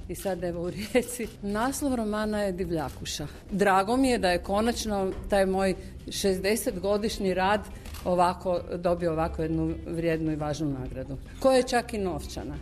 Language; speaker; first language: Croatian; native; Croatian